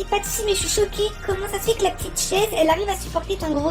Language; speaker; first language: French; native; French